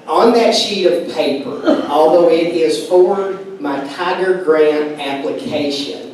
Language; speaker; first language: English; native; English